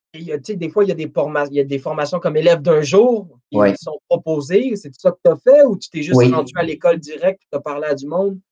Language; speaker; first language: French; native; French